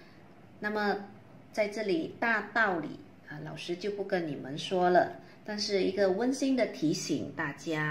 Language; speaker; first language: Chinese; native; Chinese